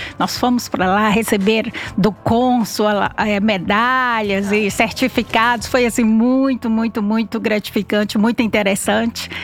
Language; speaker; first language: Portuguese; native; Portuguese